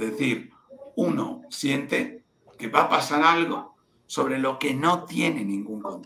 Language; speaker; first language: Spanish; native; Spanish